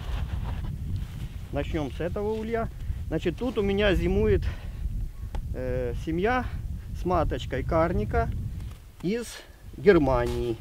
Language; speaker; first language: Russian; native; Russian